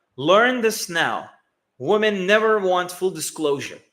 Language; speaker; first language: English; non-native, fluent; Turkish